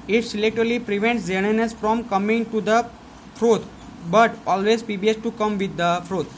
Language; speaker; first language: English; non-native, local second language; Gujarati